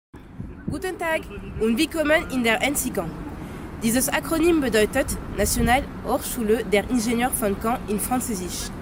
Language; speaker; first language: German; non-native, learner; French